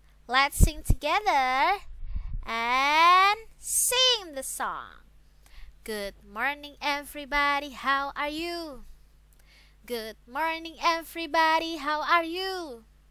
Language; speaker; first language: English; non-native, fluent; Indonesian